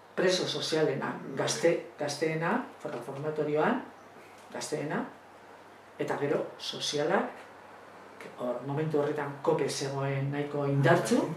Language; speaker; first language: Basque; non-native, local second language; Spanish